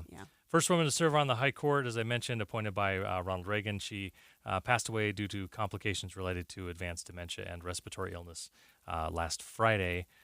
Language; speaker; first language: English; native; English